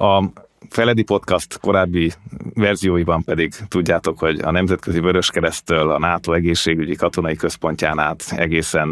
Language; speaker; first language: Hungarian; native; Hungarian